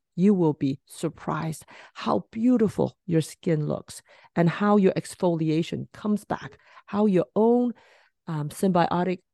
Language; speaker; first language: English; non-native, local second language; Cantonese